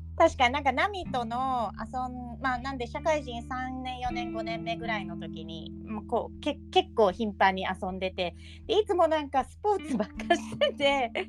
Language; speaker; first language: Japanese; native; Japanese